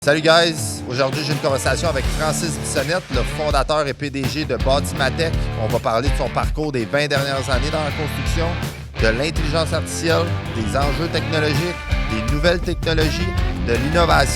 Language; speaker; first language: French; native; French